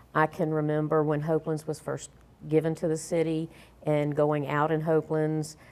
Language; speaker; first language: English; native; English